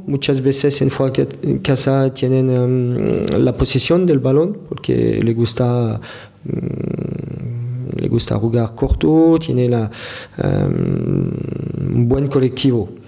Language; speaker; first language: Spanish; non-native, fluent; French